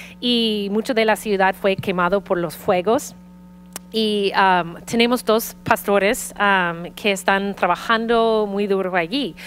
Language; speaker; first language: Spanish; early bilingual, heritage; Spanish